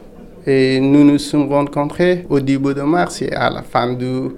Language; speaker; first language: French; non-native, learner; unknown